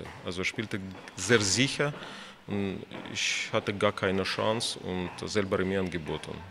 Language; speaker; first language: German; non-native, fluent; Russian